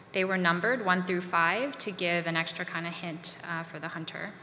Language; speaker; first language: English; native; English